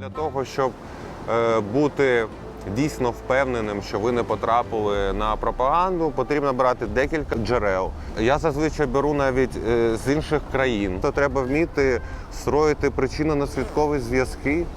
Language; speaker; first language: Ukrainian; native; Ukrainian